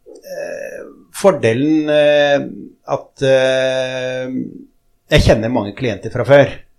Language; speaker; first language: Norwegian; early bilingual, other home language; Arabic